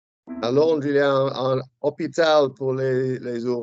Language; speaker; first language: French; non-native, fluent; English